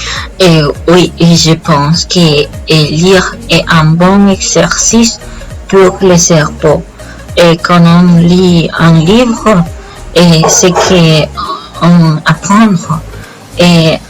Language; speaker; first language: French; non-native, learner; Spanish